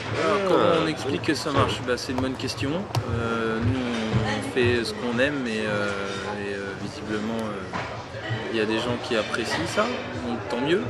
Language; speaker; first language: French; native; French